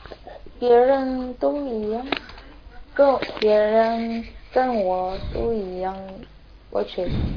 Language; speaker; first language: Chinese; non-native, learner; Korean